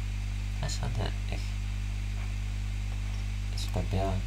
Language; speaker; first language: German; non-native, learner; English